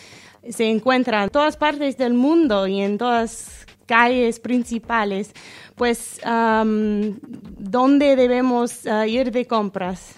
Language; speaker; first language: Spanish; non-native, fluent; English